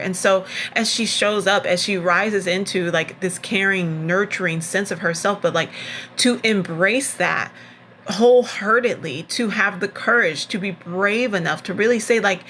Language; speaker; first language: English; native; English